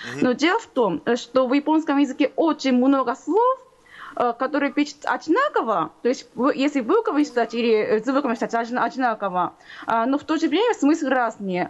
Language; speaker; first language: Russian; non-native, fluent; Japanese